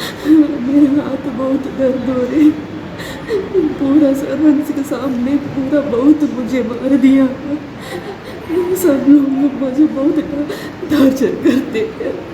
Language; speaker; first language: Hindi; non-native, local second language; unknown